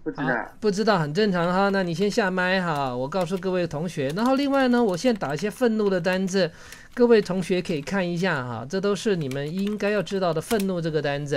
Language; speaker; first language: Chinese; native; Chinese